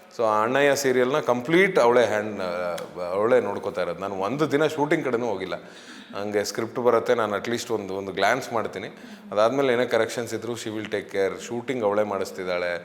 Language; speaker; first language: Kannada; native; Kannada